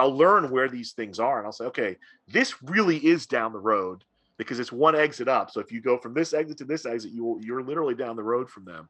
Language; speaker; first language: English; native; English